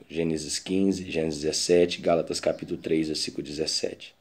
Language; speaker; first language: Portuguese; native; Portuguese